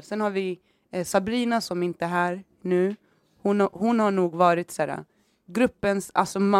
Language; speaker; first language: Swedish; native; Swedish